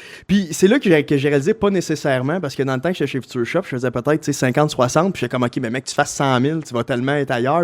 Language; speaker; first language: French; native; French